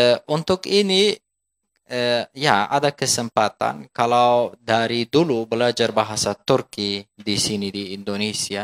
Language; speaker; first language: Indonesian; non-native, fluent; Turkish